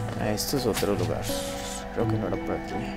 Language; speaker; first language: Spanish; native; Spanish